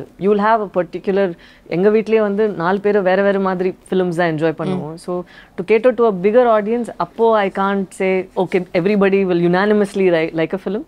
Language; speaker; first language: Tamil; non-native, local second language; Badaga